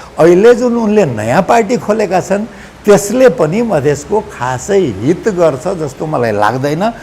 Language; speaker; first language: Nepali; non-native, local second language; Maithili